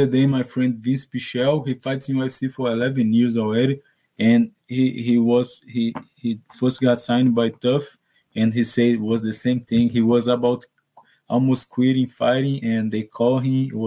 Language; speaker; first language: English; non-native, learner; Portuguese